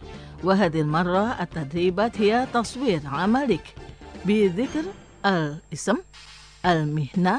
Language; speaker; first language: Arabic; non-native, fluent; Indonesian